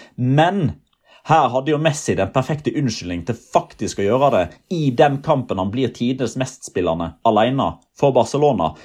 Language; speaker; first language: Norwegian; native; Norwegian